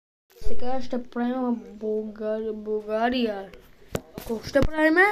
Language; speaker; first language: Bulgarian; early bilingual, heritage; Bulgarian